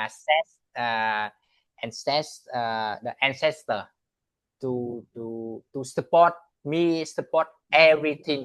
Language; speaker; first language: English; non-native, learner; Vietnamese